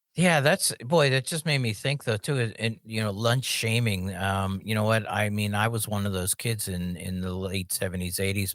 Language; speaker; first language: English; native; English